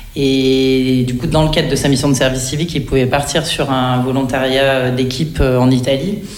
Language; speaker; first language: French; native; French